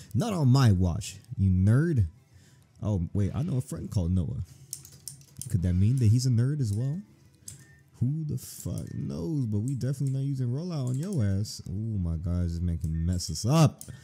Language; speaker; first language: English; native; English